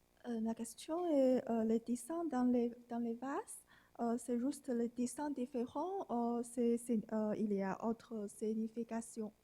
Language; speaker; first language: French; non-native, learner; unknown